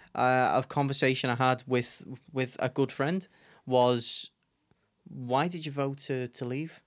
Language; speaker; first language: English; native; English